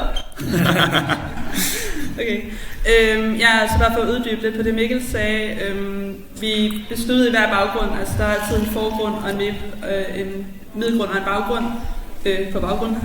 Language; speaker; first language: Danish; native; Danish